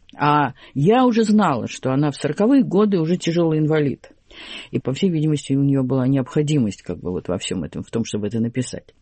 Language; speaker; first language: Russian; native; Russian